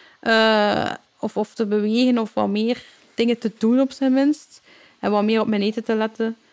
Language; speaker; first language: Dutch; native; Dutch